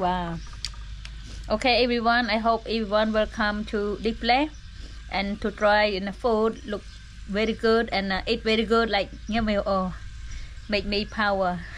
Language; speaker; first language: English; non-native, local second language; Khmer